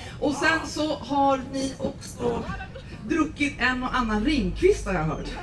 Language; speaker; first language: Swedish; native; Swedish